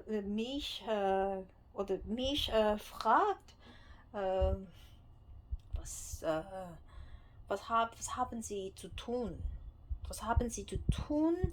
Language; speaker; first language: German; non-native, learner; English